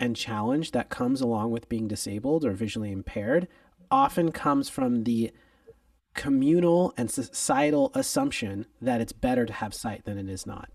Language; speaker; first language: English; native; English